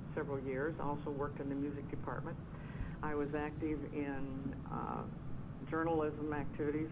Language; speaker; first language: English; native; English